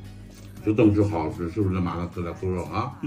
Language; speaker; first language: Chinese; native; Chinese